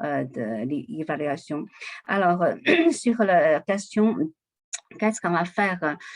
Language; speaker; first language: French; non-native, learner; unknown